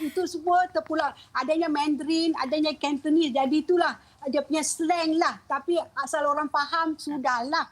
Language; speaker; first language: Malay; non-native, local second language; Chinese